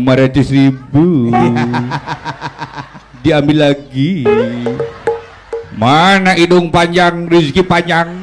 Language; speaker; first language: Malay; non-native, local second language; Sundanese